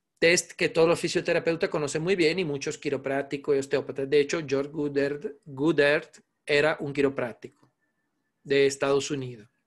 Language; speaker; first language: Spanish; non-native, fluent; Italian